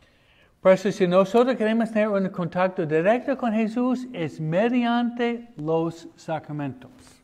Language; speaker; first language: Spanish; non-native, fluent; English